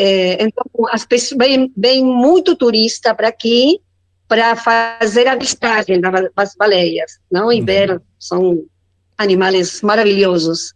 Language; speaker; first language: Portuguese; non-native, learner; Spanish